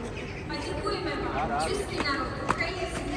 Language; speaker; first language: Czech; non-native, learner; Ukrainian